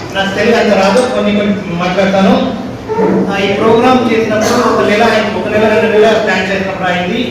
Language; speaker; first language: Telugu; non-native, learner; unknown